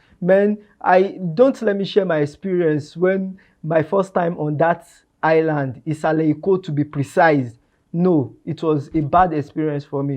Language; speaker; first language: English; non-native, local second language; Yoruba